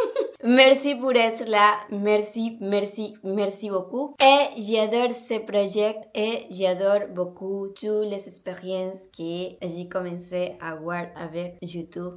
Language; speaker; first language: French; non-native, learner; Spanish